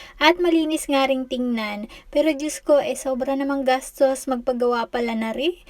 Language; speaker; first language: Filipino; native; Filipino